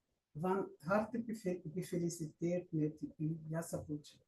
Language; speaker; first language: Dutch; non-native, learner; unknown